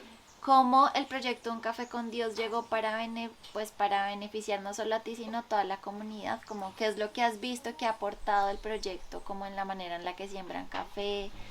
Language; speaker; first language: Spanish; native; Spanish